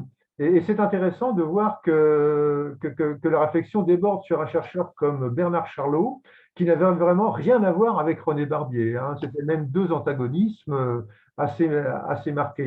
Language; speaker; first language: French; native; French